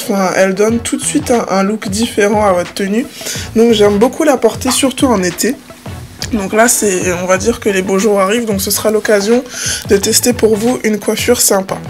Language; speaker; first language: French; native; French